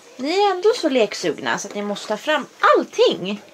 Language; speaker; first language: Swedish; native; Swedish